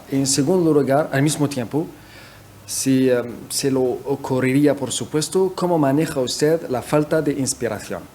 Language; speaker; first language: Spanish; non-native, fluent; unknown